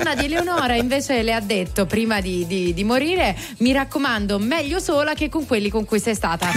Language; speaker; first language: Italian; native; Italian